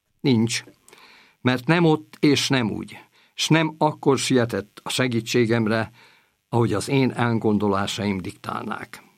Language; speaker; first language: Hungarian; native; Hungarian